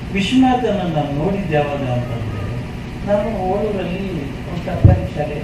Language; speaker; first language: Kannada; non-native, local second language; Telugu